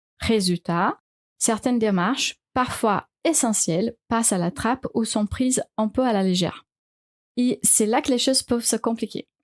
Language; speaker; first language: French; non-native, fluent; Portuguese